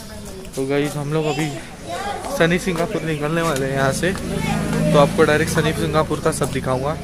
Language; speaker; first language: Hindi; native; Hindi